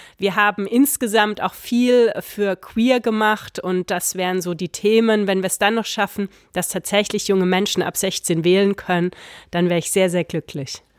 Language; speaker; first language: German; native; German